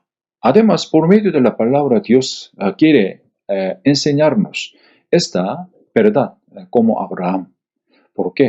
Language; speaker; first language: Spanish; non-native, fluent; Korean